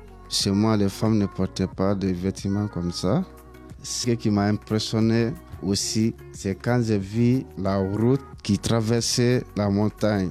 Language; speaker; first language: French; non-native, local second language; Mandingo